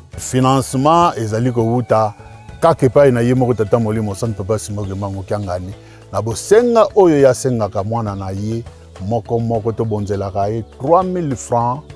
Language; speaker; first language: Lingala; non-native, local second language; Kongo